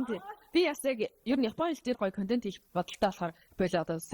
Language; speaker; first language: Mongolian; native; Mongolian